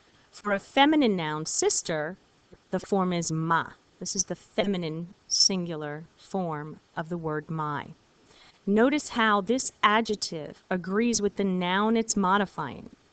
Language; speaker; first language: English; native; English